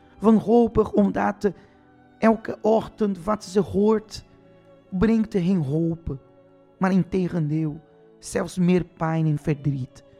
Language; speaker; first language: Dutch; non-native, fluent; Portuguese